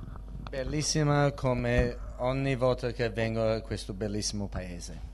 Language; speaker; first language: Italian; early bilingual, heritage; Italian